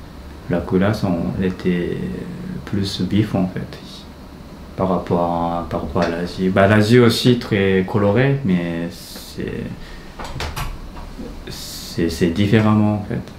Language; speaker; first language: French; non-native, fluent; Japanese